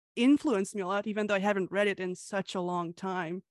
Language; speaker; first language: English; early bilingual, other home language; Hungarian